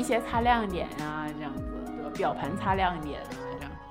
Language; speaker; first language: Chinese; native; Chinese